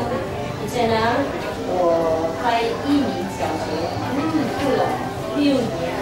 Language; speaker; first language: Chinese; non-native, local second language; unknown